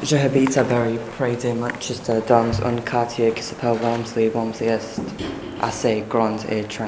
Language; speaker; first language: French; non-native, learner; English